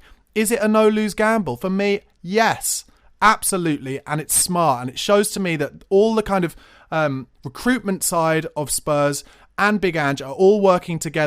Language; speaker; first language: English; native; English